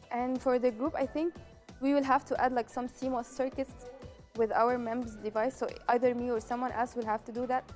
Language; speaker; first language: English; non-native, fluent; Arabic